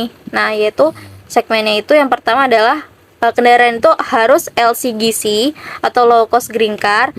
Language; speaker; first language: Indonesian; native; Indonesian